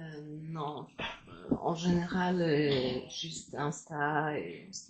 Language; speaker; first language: French; non-native, fluent; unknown